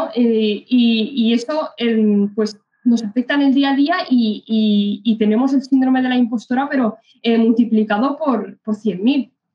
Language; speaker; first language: Spanish; early bilingual, other home language; Arabic